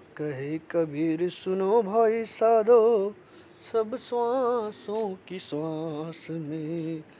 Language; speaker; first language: Hindi; native; Hindi